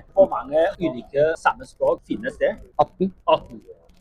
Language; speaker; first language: Norwegian; non-native, learner; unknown